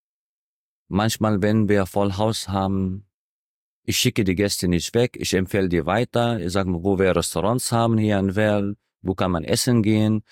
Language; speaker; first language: German; non-native, fluent; Arabic